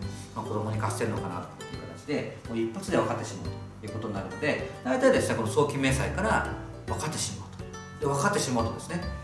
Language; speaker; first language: Japanese; native; Japanese